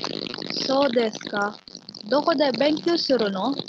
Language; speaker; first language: Japanese; non-native, learner; Filipino